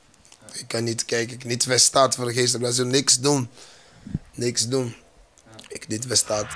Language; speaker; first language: Dutch; non-native, learner; Portuguese